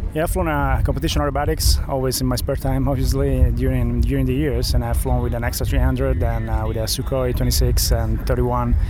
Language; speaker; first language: English; non-native, fluent; Italian